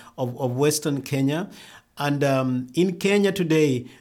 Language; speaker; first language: English; non-native, local second language; Luo (Kenya and Tanzania)